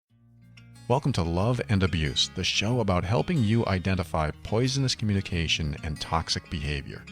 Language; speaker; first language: English; native; English